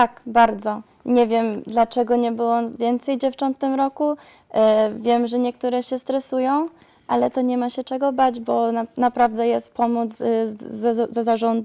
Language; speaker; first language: Polish; early bilingual, heritage; Polish